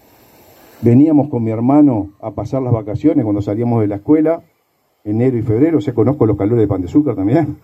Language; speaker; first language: Spanish; native; Spanish